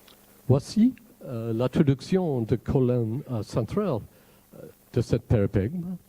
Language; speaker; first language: French; non-native, fluent; English